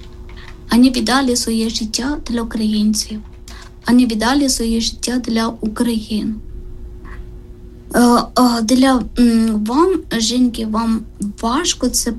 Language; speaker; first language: Ukrainian; non-native, learner; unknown